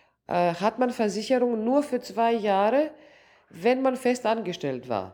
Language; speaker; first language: German; non-native, local second language; Greek